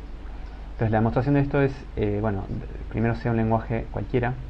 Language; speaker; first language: Spanish; native; Spanish